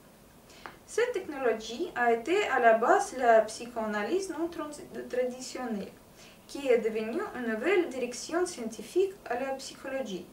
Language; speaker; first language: French; non-native, learner; Russian